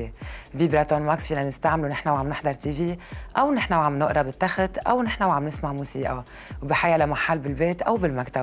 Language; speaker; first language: Arabic; native; Arabic